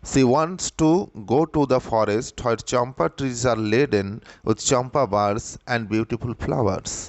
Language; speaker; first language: English; non-native, local second language; Bangla